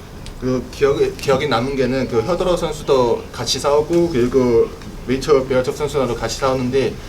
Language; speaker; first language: Korean; non-native, learner; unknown